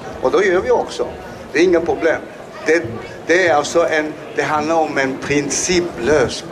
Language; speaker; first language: Swedish; non-native, fluent; Chinese